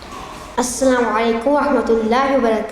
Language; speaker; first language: Arabic; non-native, learner; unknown